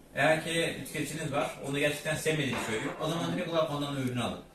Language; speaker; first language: Turkish; native; Turkish